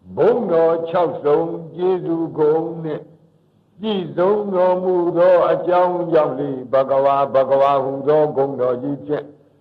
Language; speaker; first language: Burmese; native; Burmese